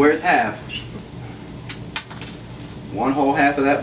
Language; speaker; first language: English; native; English